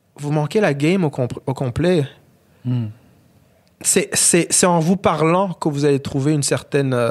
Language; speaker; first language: French; non-native, local second language; Kinyarwanda